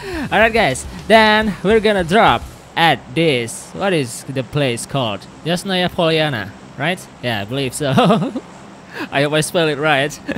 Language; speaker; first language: English; non-native, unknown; Indonesian